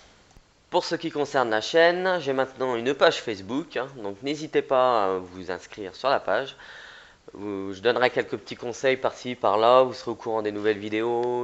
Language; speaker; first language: French; native; French